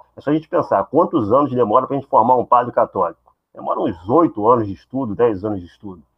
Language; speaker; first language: Portuguese; native; Portuguese